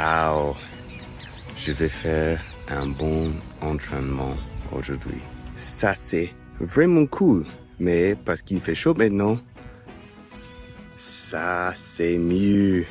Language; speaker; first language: French; non-native, fluent; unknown